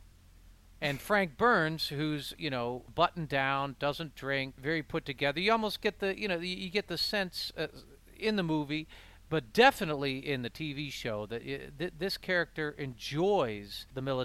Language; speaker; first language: English; native; English